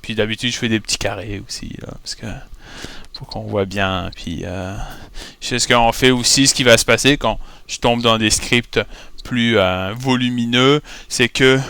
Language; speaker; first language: French; native; French